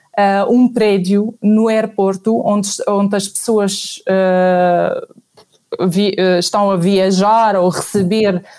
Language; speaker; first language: Portuguese; non-native, fluent; Arabic